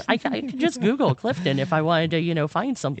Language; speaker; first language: English; native; English